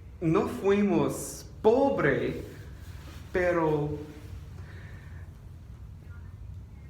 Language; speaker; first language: Spanish; non-native, learner; English